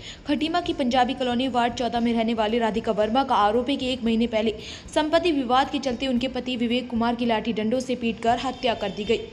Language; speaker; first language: Hindi; native; Hindi